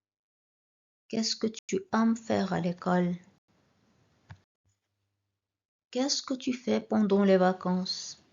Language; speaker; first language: French; non-native, local second language; Arabic